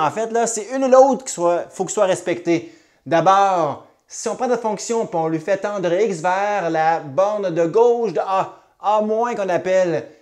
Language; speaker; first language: French; native; French